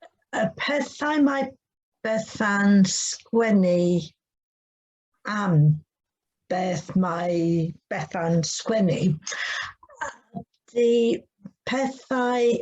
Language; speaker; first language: Welsh; non-native, learner; English